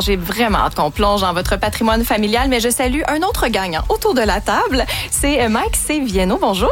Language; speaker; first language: French; native; French